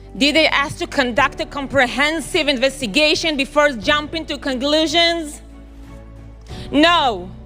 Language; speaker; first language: English; non-native, fluent; Hebrew